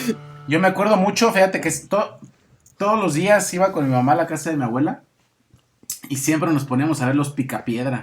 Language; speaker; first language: Spanish; native; Spanish